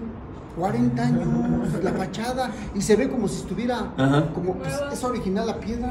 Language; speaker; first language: Spanish; native; Spanish